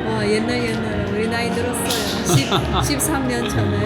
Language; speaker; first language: Korean; non-native, learner; Persian